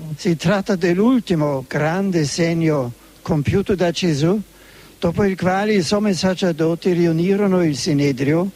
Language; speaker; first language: Italian; non-native, fluent; German